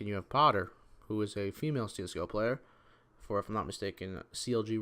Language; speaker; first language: English; native; English